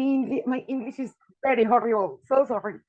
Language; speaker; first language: English; non-native, learner; Spanish